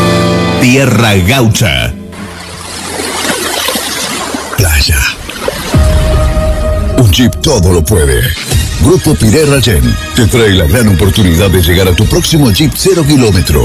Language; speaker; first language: Spanish; native; Spanish